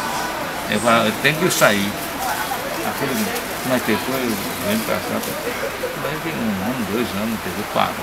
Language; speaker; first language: Portuguese; non-native, learner; Chinese